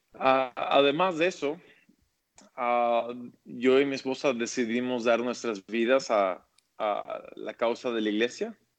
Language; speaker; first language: Spanish; early bilingual, other home language; English